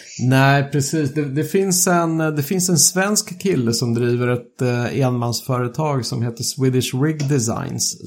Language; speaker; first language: Swedish; native; Swedish